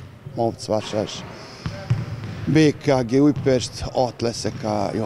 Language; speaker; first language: Hungarian; non-native, learner; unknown